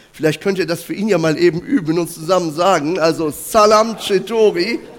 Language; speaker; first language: German; native; German